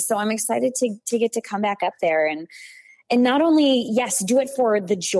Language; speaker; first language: English; native; English